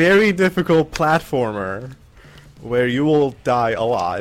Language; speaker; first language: English; non-native, fluent; Persian